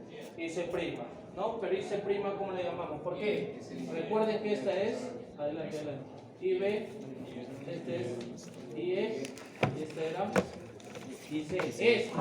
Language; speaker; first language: Spanish; native; Spanish